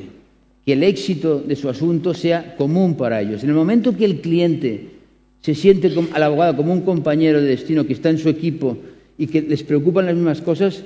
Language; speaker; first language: Spanish; native; Spanish